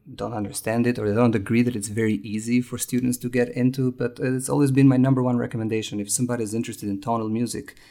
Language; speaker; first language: English; non-native, fluent; Albanian